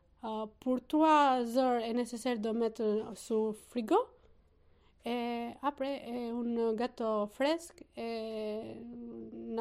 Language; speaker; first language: French; non-native, learner; Albanian